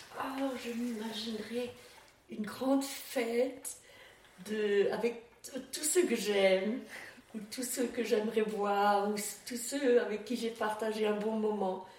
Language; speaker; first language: French; non-native, local second language; Swiss German